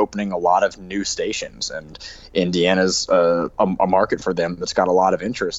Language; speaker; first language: English; native; English